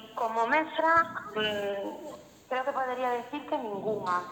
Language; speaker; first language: Spanish; native; Spanish